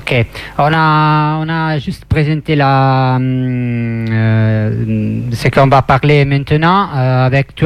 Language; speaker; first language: French; non-native, fluent; Italian